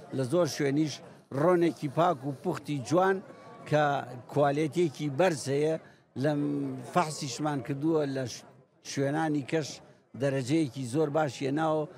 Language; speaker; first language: Central Kurdish; native; Central Kurdish